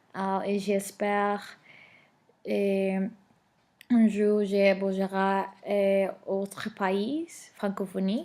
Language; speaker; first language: French; non-native, learner; Spanish